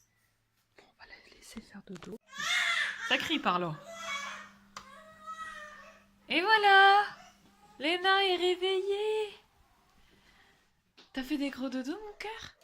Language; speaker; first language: French; native; French